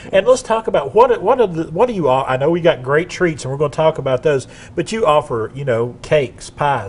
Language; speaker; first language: English; native; English